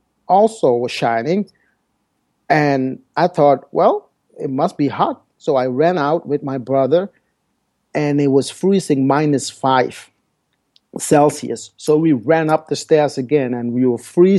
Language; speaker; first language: English; non-native, fluent; Dutch